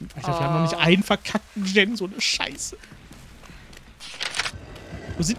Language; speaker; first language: German; native; German